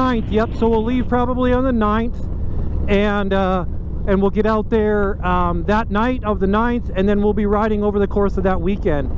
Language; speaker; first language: English; native; English